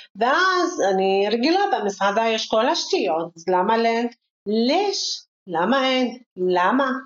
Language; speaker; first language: Hebrew; non-native, local second language; Arabic